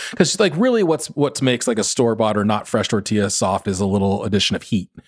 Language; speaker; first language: English; native; English